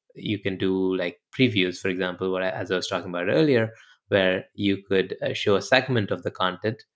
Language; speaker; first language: English; non-native, local second language; Hindi